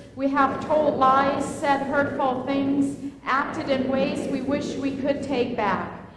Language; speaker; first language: English; native; English